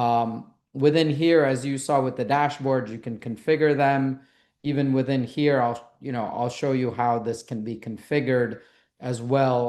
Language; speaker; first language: English; native; English